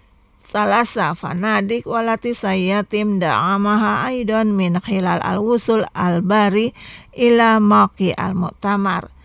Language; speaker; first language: Arabic; non-native, fluent; Indonesian